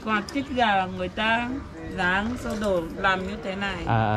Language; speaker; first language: Vietnamese; non-native, learner; Portuguese